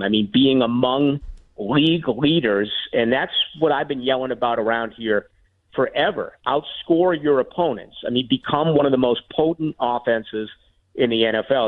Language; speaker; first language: English; native; English